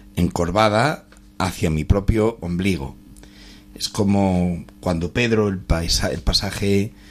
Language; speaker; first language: Spanish; native; Spanish